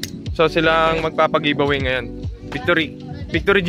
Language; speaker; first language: Filipino; native; Filipino